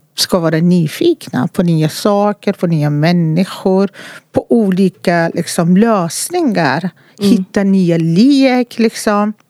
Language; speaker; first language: Swedish; non-native, fluent; Persian